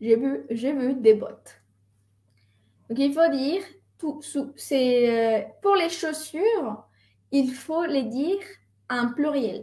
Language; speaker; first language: French; non-native, fluent; Spanish